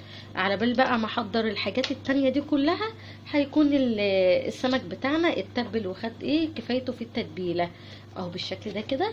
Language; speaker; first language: Arabic; native; Arabic